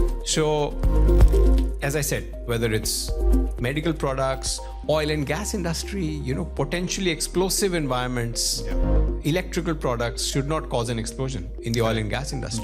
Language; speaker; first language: English; non-native, local second language; Punjabi